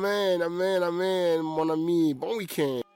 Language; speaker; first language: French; non-native, fluent; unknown